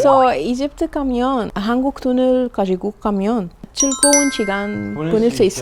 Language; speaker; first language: Korean; non-native, learner; Arabic